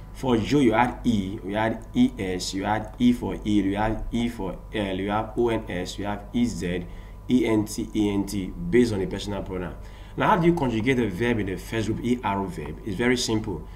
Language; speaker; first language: English; non-native, local second language; Yoruba